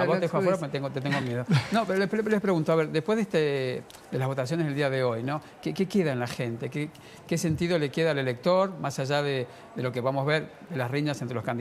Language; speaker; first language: Spanish; native; Spanish